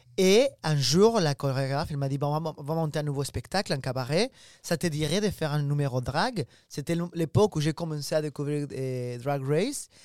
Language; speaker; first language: French; non-native, fluent; Spanish